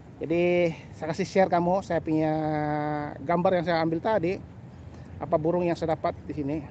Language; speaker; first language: Malay; native; Malay